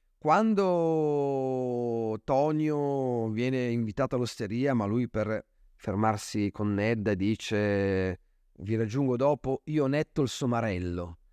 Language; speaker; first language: Italian; native; Italian